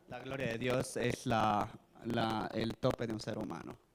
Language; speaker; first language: Spanish; native; Spanish